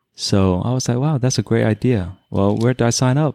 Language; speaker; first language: English; early bilingual, other home language; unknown